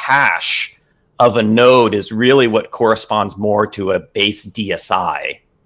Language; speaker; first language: English; native; English